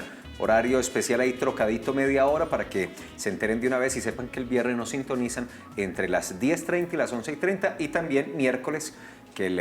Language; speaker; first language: Spanish; native; Spanish